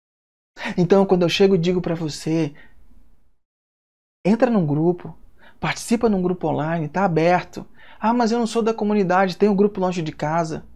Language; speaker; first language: Portuguese; native; Portuguese